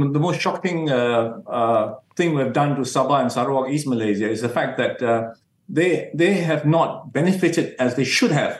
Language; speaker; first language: English; non-native, local second language; Min Nan Chinese